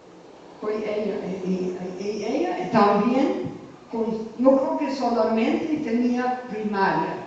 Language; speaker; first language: Spanish; non-native, fluent; English